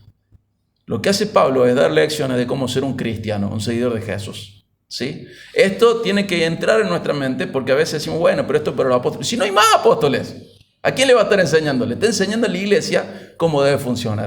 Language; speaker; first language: Spanish; native; Spanish